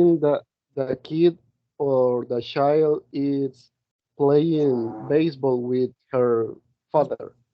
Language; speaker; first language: English; non-native, learner; Spanish